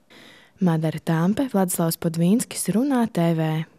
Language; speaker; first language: Latvian; native; Latvian